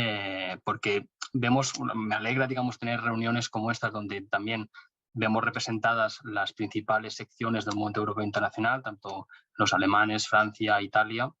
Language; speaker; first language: Spanish; native; Spanish